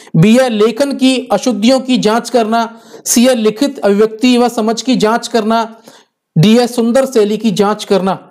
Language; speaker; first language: Hindi; native; Hindi